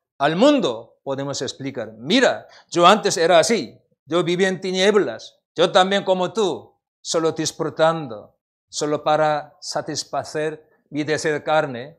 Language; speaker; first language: Spanish; non-native, learner; Korean